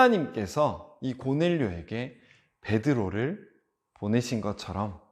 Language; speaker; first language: Korean; native; Korean